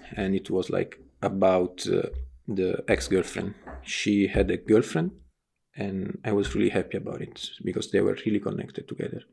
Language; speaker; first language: English; non-native, fluent; Italian